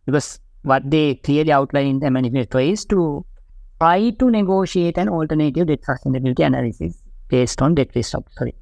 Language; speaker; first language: English; non-native, local second language; Sinhala